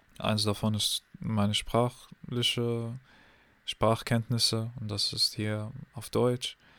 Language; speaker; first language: German; non-native, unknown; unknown